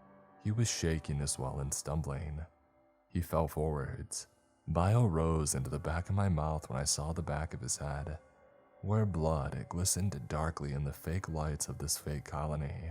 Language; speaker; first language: English; native; English